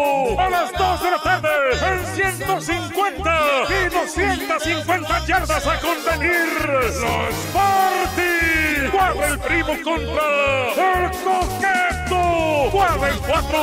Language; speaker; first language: Spanish; native; Spanish